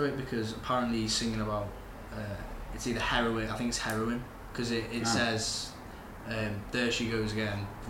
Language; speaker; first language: English; native; English